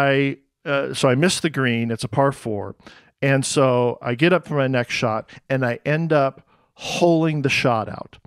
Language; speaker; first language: English; native; English